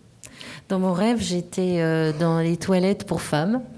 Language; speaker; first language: French; native; French